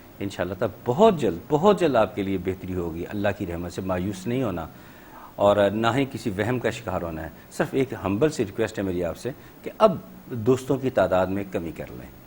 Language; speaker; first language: Urdu; native; Urdu